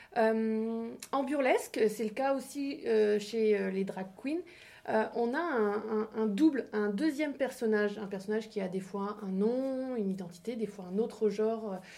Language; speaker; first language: French; native; French